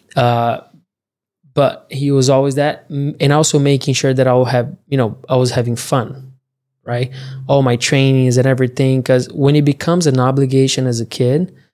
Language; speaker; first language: English; early bilingual, other home language; Portuguese